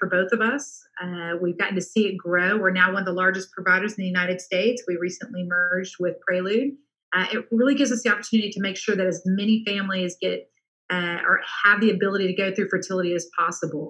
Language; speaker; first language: English; native; English